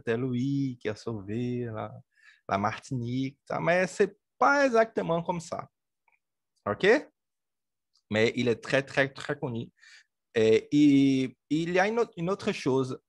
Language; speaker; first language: French; native; French